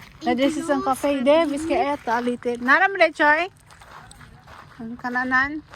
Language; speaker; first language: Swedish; non-native, learner; Cebuano